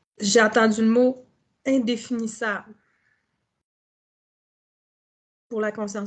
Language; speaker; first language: French; native; French